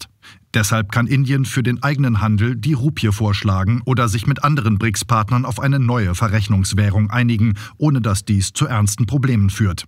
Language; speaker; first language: German; native; German